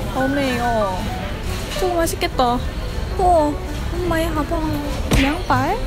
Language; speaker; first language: Chinese; non-native, learner; Korean